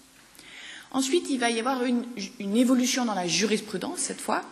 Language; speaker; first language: French; native; French